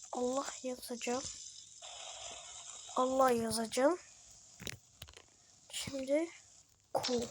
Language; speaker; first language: Turkish; early bilingual, heritage; Turkish